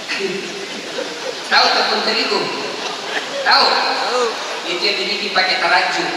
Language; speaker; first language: Indonesian; non-native, local second language; Buginese